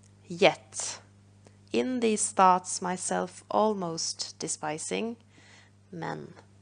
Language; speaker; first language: English; non-native, fluent; Norwegian